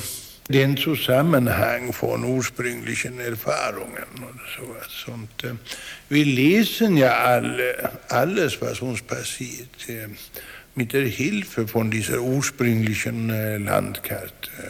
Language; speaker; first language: German; non-native, fluent; Swedish